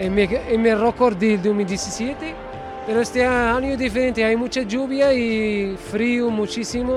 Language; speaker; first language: Spanish; non-native, learner; Arabic